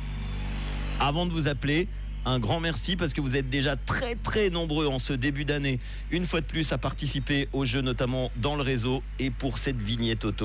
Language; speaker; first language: French; native; French